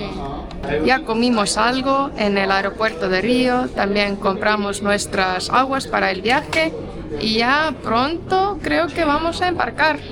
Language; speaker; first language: Spanish; non-native, fluent; Portuguese